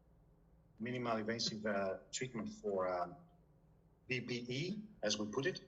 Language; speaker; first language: English; non-native, fluent; Greek